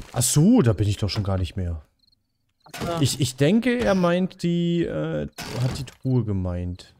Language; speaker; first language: German; native; German